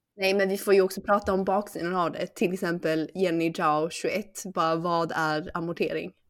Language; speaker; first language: Swedish; early bilingual, other home language; Chinese